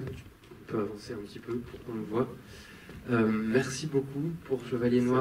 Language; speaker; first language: French; native; French